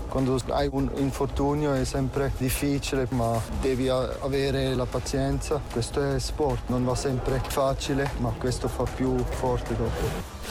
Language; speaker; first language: Italian; non-native, local second language; German